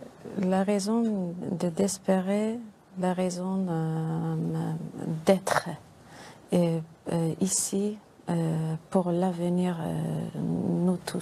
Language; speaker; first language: French; non-native, learner; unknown